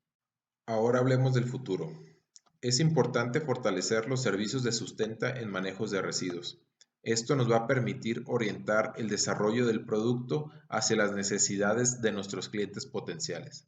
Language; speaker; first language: Spanish; native; Spanish